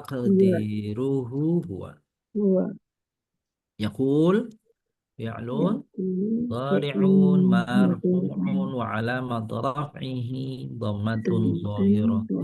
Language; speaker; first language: Arabic; non-native, fluent; Indonesian